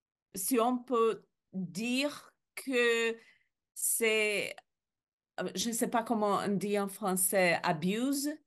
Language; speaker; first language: French; non-native, learner; Portuguese